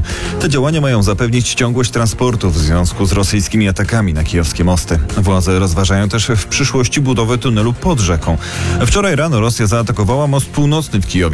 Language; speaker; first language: Polish; native; Polish